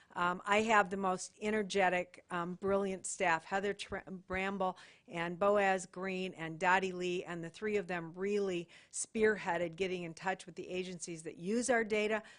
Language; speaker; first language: English; native; English